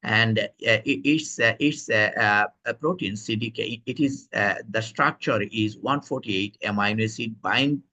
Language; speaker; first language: English; non-native, local second language; Bangla